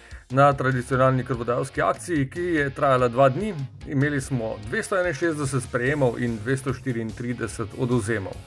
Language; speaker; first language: Slovenian; native; Slovenian